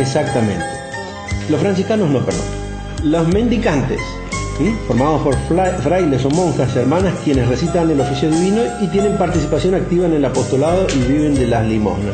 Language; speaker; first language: Spanish; native; Spanish